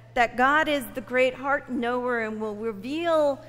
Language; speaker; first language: English; native; English